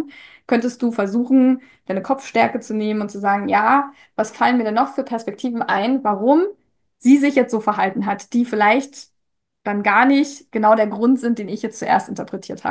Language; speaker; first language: German; native; German